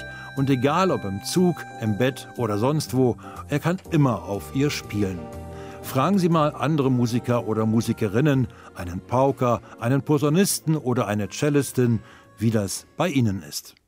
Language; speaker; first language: German; native; German